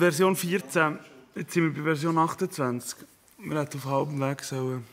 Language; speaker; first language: German; native; German